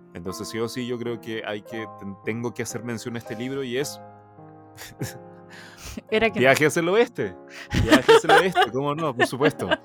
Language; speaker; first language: Spanish; early bilingual, other home language; Chinese